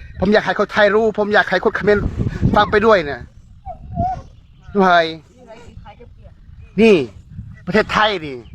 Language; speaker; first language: Thai; non-native, fluent; Khmer